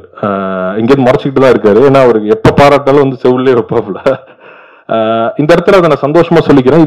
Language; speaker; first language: Tamil; native; Tamil